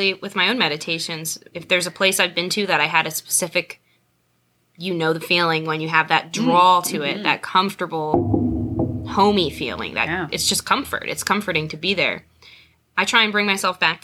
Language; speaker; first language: English; native; English